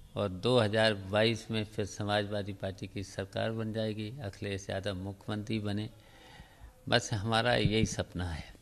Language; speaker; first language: Hindi; native; Hindi